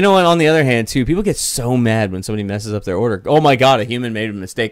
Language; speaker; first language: English; native; English